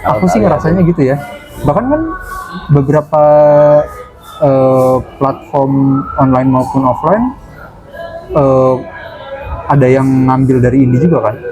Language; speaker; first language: Indonesian; native; Indonesian